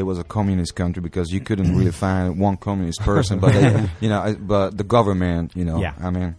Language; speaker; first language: English; non-native, fluent; Hungarian